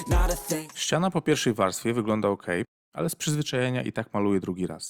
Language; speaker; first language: Polish; native; Polish